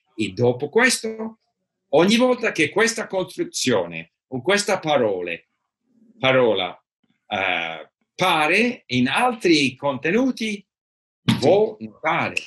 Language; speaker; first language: Italian; non-native, learner; English